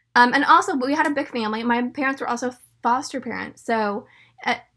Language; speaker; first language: English; native; English